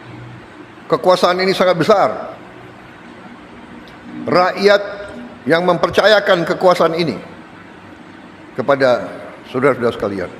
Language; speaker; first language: Indonesian; native; Indonesian